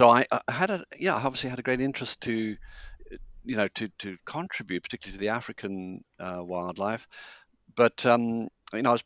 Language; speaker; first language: English; native; English